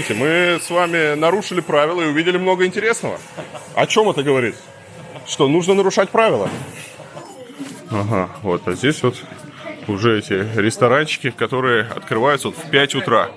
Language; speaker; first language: Russian; native; Russian